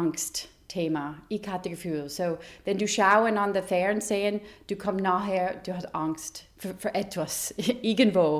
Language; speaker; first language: German; non-native, fluent; English